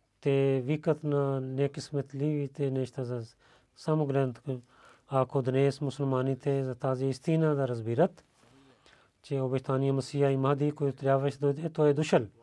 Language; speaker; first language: Bulgarian; non-native, learner; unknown